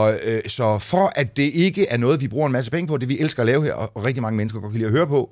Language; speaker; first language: Danish; native; Danish